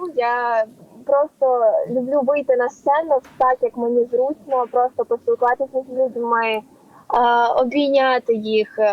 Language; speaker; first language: Ukrainian; native; Ukrainian